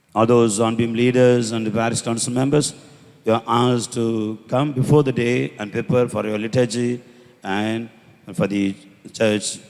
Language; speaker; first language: English; non-native, local second language; Tamil